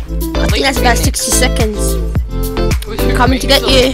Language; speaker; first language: English; native; English